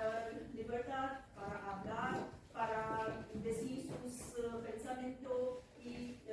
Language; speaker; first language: Spanish; non-native, learner; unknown